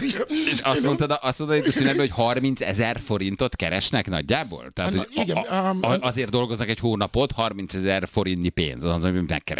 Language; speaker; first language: Hungarian; native; Hungarian